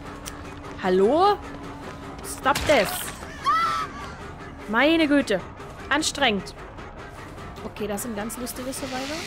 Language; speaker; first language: German; native; German